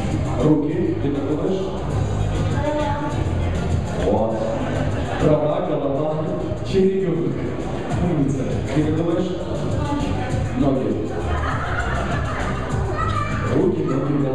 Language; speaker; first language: Russian; native; Russian